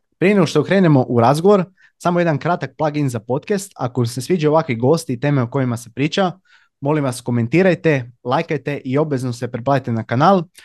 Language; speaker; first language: Croatian; native; Croatian